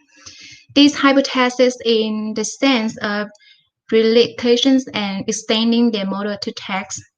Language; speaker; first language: English; non-native, fluent; Vietnamese